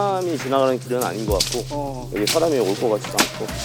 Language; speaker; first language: Korean; native; Korean